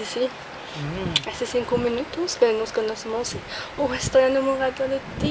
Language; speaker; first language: Spanish; non-native, learner; French